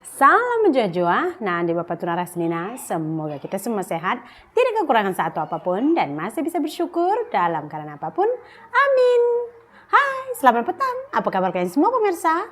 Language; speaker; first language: Indonesian; native; Indonesian